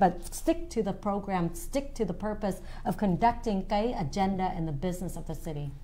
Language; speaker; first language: English; early bilingual, other home language; Vietnamese